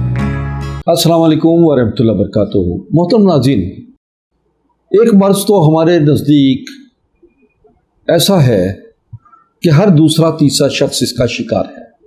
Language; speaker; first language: Urdu; native; Urdu